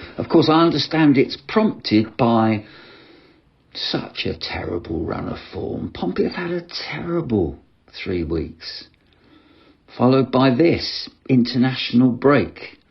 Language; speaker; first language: English; native; English